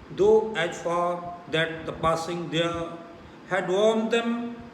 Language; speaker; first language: English; non-native, local second language; Punjabi